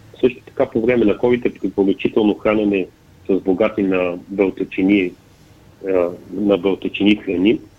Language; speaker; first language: Bulgarian; native; Bulgarian